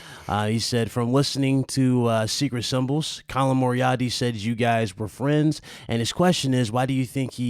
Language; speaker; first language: English; native; English